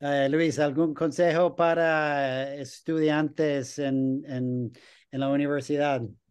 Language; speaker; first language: Spanish; non-native, fluent; English